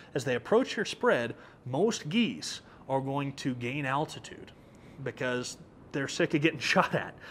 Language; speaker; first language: English; native; English